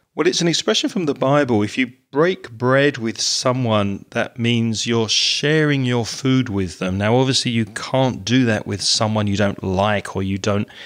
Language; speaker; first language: English; native; English